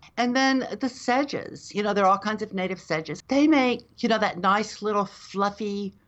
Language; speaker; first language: English; native; English